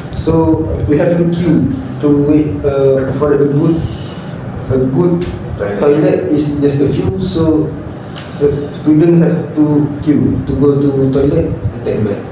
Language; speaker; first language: English; non-native, learner; Malay